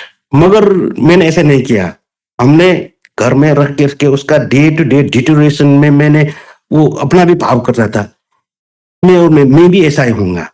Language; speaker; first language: Hindi; non-native, local second language; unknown